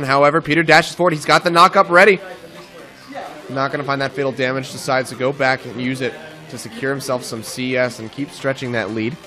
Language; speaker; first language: English; native; English